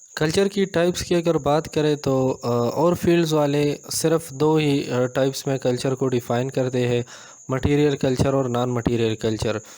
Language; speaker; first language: Urdu; non-native, local second language; Pashto